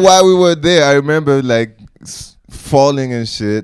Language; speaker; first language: English; non-native, fluent; French